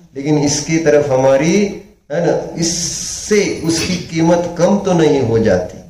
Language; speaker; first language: Hindi; non-native, local second language; Marathi